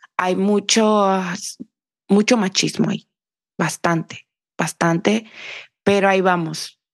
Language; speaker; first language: Spanish; native; Spanish